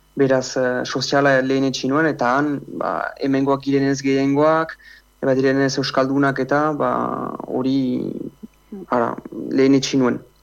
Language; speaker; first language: Basque; native; Basque